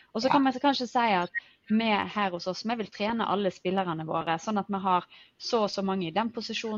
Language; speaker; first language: Norwegian; native; Norwegian